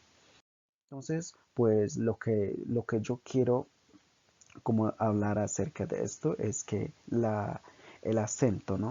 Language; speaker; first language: Spanish; non-native, local second language; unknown